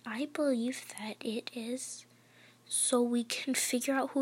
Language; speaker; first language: English; native; English